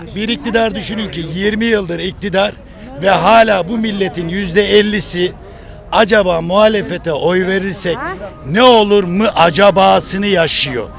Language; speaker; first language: Turkish; native; Turkish